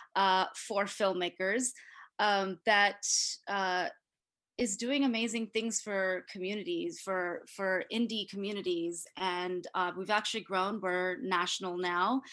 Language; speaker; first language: English; early bilingual, other home language; Hindi